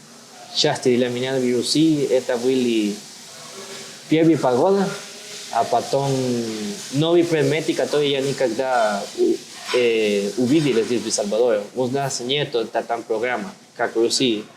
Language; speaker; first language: Russian; non-native, learner; Spanish